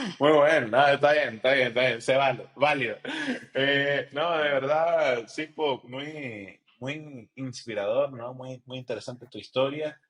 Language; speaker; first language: Spanish; native; Spanish